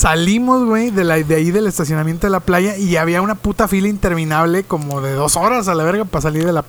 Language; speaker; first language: Spanish; native; Spanish